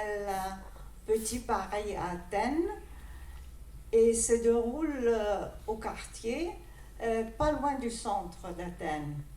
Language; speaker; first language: French; non-native, fluent; Greek